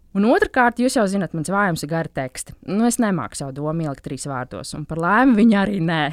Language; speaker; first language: Latvian; native; Latvian